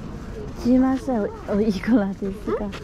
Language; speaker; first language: Japanese; non-native, fluent; Chinese